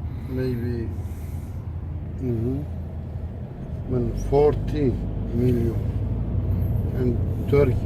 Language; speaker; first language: English; non-native, learner; Kurdish